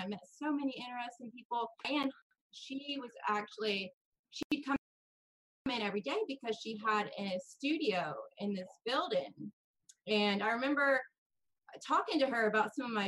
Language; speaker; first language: English; native; English